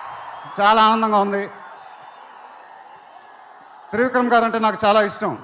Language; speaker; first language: Telugu; native; Telugu